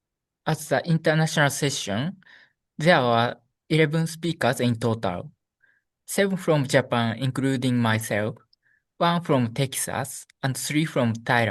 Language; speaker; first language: English; non-native, learner; Japanese